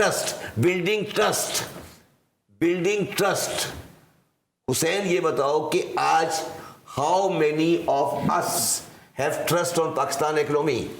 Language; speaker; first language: Urdu; native; Urdu